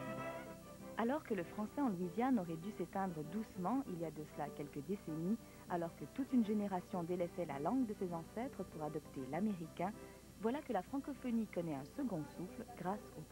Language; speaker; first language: French; native; French